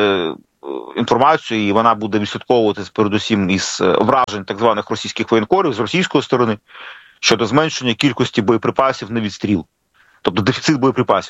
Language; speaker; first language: Ukrainian; native; Ukrainian